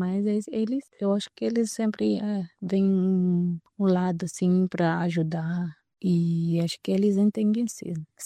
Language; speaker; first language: Portuguese; non-native, fluent; Spanish